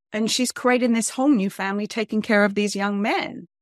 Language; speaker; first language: English; native; English